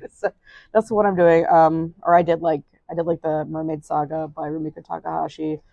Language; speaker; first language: English; native; English